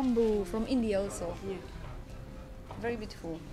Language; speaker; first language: English; non-native, fluent; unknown